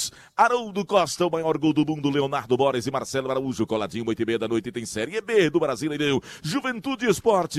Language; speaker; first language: Portuguese; native; Portuguese